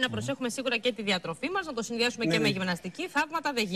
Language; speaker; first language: Greek; native; Greek